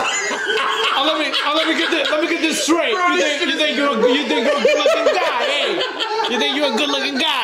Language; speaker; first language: English; early bilingual, other home language; Spanish